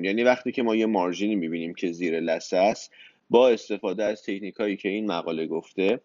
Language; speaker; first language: Persian; native; Persian